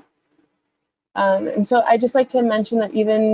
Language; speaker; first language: English; native; English